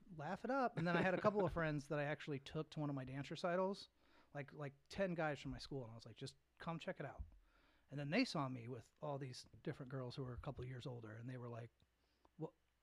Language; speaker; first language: English; native; English